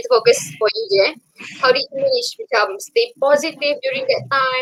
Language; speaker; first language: English; non-native, local second language; Malay